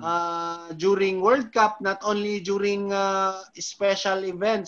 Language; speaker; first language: English; non-native, local second language; Filipino